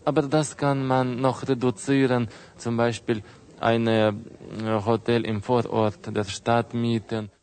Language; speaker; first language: German; non-native, fluent; Russian